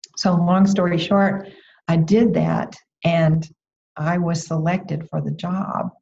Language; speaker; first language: English; native; English